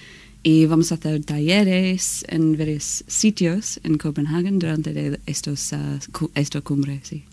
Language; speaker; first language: Spanish; non-native, learner; English